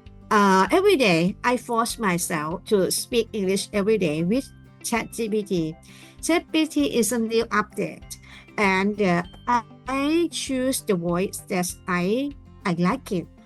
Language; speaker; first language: English; non-native, learner; Thai